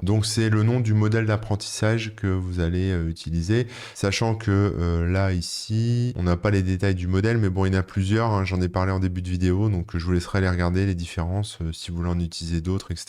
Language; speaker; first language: French; native; French